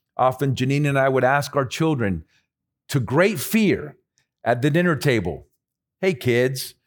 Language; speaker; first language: English; early bilingual, other home language; Spanish